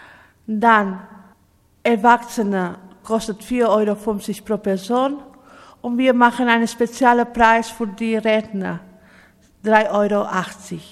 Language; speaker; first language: German; non-native, learner; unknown